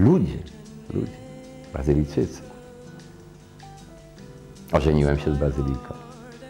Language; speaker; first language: Polish; early bilingual, heritage; Polish